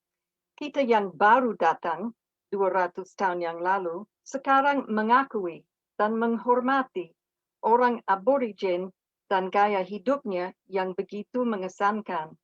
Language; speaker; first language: Indonesian; non-native, fluent; English